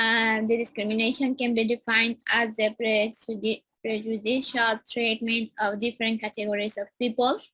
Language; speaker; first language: English; non-native, learner; Spanish